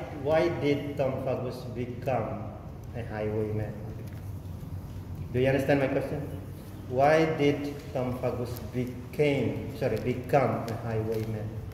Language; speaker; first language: English; non-native, fluent; Indonesian